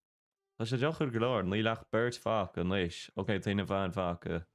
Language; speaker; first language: Irish; non-native, local second language; English